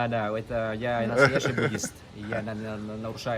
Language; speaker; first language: Russian; non-native, learner; Vietnamese